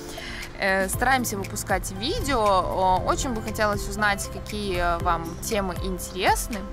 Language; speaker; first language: Russian; native; Russian